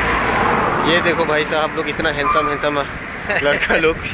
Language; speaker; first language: Hindi; non-native, local second language; Bangla